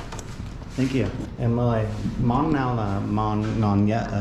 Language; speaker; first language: Vietnamese; non-native, learner; English